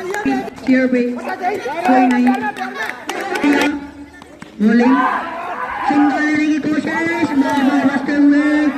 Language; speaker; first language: Hindi; native; Hindi